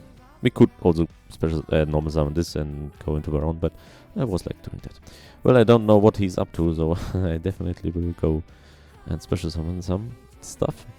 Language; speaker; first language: English; non-native, fluent; German